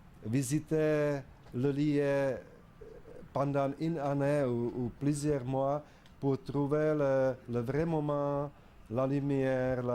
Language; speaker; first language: French; non-native, fluent; Czech